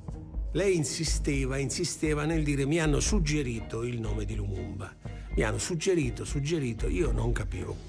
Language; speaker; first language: Italian; native; Italian